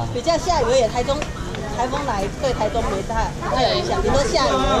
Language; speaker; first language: Chinese; native; Chinese